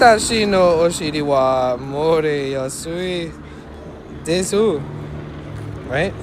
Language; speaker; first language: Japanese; non-native, learner; English